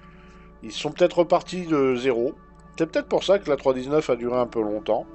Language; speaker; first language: French; native; French